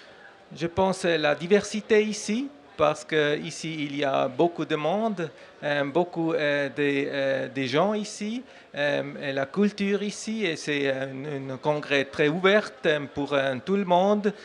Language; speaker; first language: French; non-native, learner; German